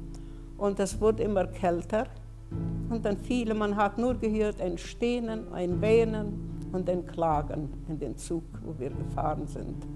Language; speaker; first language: German; early bilingual, heritage; German